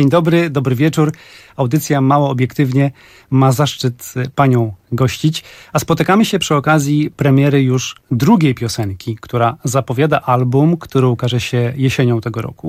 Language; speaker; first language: Polish; native; Polish